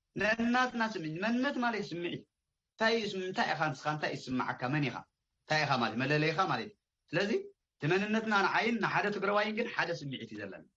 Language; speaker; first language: Tigrinya; native; Tigrinya